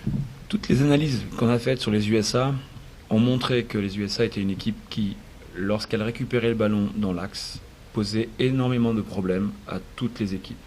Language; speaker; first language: French; native; French